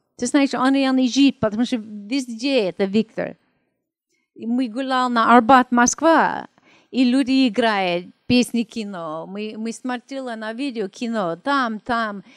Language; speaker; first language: Russian; non-native, learner; English